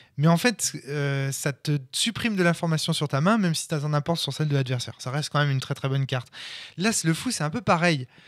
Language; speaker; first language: French; native; French